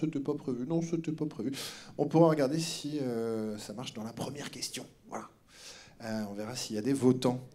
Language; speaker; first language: French; native; French